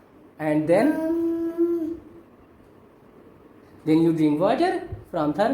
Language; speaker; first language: English; non-native, local second language; Hindi